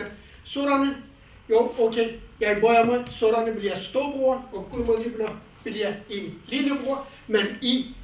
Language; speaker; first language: Danish; non-native, fluent; Kurdish